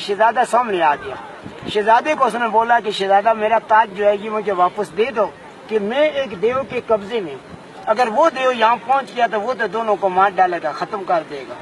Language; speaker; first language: Hindi; non-native, local second language; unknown